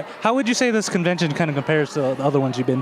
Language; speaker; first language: English; native; English